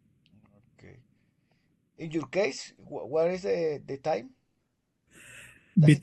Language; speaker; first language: English; non-native, learner; Spanish